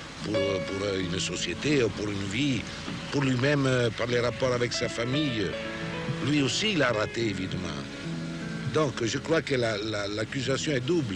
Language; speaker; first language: French; non-native, fluent; Greek